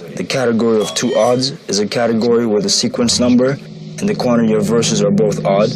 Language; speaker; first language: English; non-native, fluent; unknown